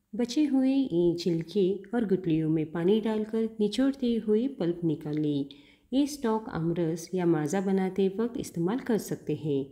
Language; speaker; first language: Hindi; non-native, local second language; Marathi